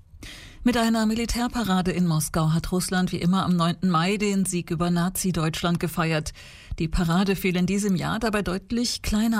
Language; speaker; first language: German; native; German